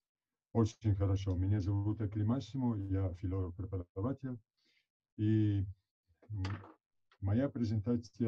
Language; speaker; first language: Russian; non-native, fluent; Italian